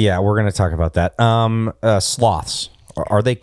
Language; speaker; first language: English; native; English